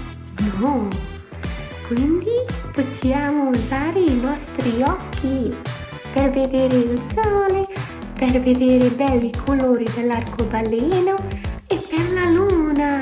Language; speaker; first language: Italian; non-native, fluent; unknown